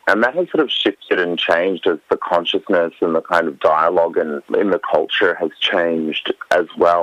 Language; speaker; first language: English; native; English